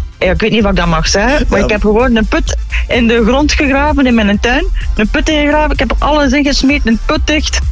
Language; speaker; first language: Dutch; native; Dutch